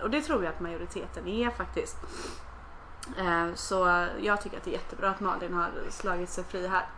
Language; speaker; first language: Swedish; native; Swedish